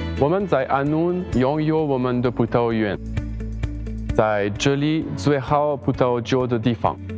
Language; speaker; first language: Chinese; non-native, learner; French